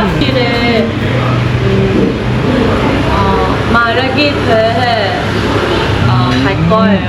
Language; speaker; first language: Korean; non-native, learner; Vietnamese